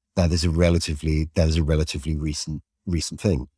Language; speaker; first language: English; native; English